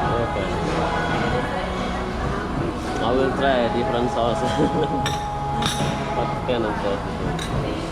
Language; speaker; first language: English; non-native, learner; Indonesian